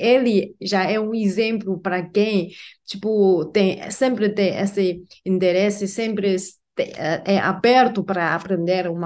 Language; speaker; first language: Portuguese; non-native, fluent; Chinese